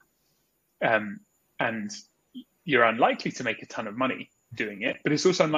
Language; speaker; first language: English; native; English